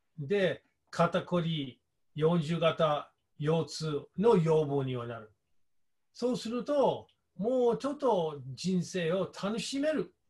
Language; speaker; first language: Japanese; non-native, fluent; English